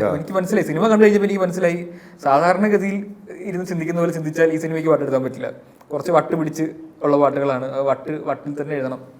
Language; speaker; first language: Malayalam; native; Malayalam